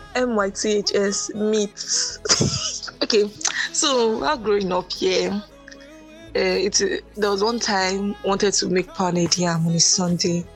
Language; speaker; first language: English; non-native, local second language; Yoruba